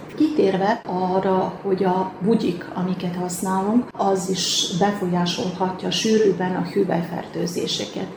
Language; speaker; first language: Hungarian; native; Hungarian